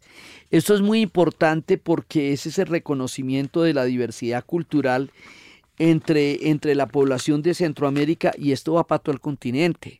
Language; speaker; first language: Spanish; native; Spanish